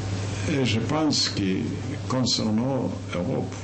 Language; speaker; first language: French; non-native, fluent; Yiddish